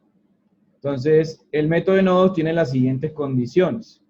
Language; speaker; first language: Spanish; native; Spanish